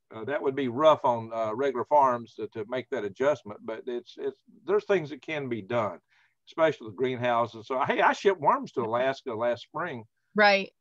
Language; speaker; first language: English; native; English